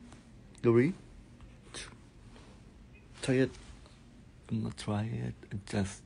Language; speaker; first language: English; non-native, learner; Thai